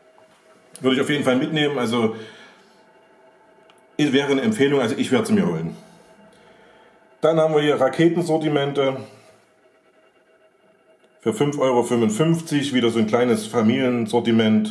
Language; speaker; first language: German; native; German